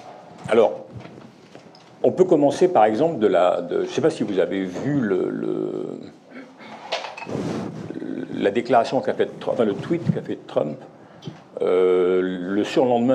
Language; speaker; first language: French; native; French